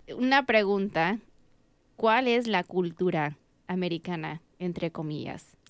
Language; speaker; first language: Spanish; early bilingual, heritage; Spanish